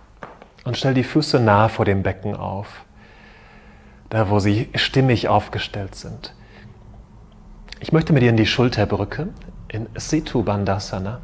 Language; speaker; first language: German; native; German